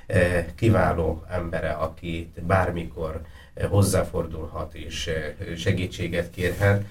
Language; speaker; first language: Hungarian; non-native, fluent; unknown